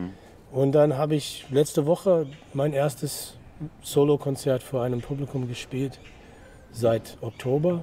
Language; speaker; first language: German; non-native, fluent; English